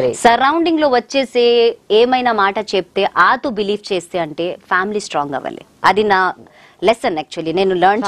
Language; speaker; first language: Telugu; non-native, local second language; Hindi